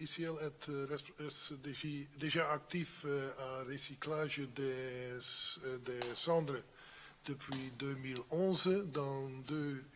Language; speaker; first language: French; non-native, fluent; Dutch